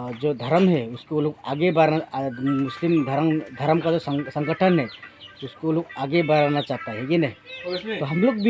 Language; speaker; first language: Hindi; non-native, local second language; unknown